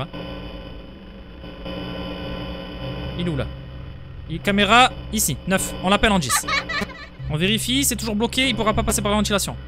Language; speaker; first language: French; native; French